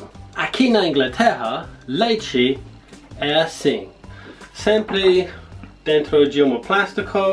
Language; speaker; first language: Portuguese; non-native, learner; English